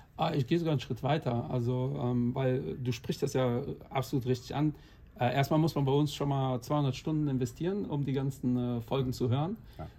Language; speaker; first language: German; non-native, fluent; Portuguese